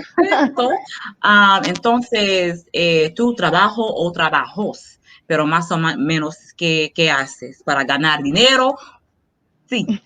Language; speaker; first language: Spanish; non-native, fluent; English